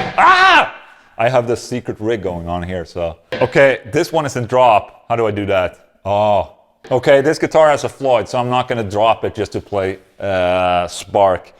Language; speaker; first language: English; non-native, fluent; Swedish